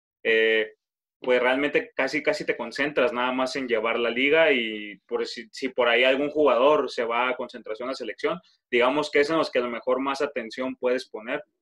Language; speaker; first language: Spanish; native; Spanish